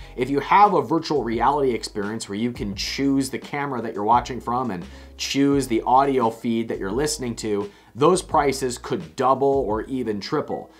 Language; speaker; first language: English; native; English